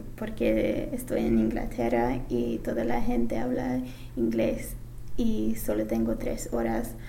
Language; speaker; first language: Spanish; non-native, fluent; English